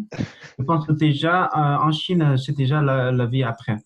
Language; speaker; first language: French; non-native, fluent; Chinese